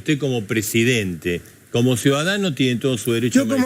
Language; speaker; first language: Spanish; native; Spanish